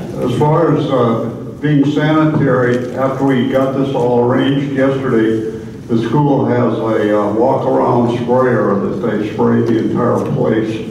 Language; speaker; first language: English; native; English